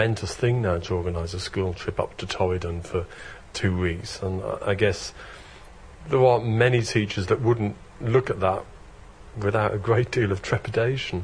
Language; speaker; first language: English; native; English